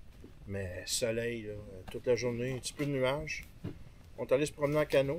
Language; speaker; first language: French; native; French